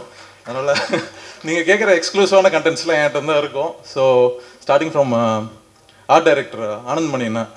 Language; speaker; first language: Tamil; native; Tamil